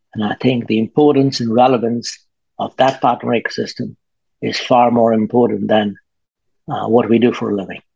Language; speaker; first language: English; native; English